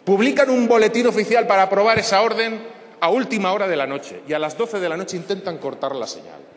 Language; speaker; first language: Spanish; non-native, local second language; Catalan